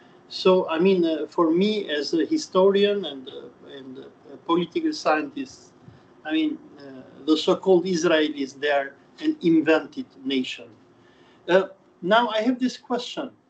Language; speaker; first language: English; non-native, fluent; Albanian